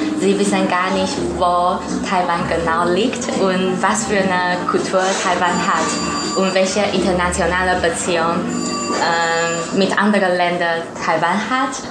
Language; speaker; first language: German; non-native, learner; Chinese